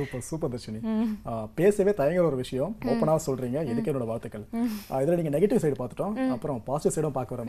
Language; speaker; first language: Tamil; native; Tamil